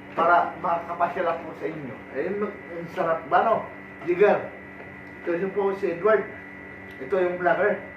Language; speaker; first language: Filipino; non-native, local second language; Iloko